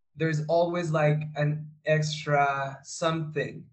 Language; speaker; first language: English; non-native, fluent; Spanish